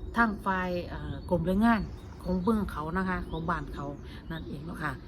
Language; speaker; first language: Thai; native; Thai